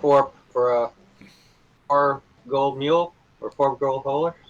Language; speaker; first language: English; native; English